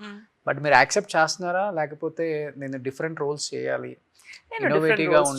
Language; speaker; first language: Telugu; native; Telugu